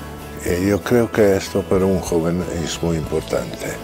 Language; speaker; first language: Spanish; non-native, fluent; Italian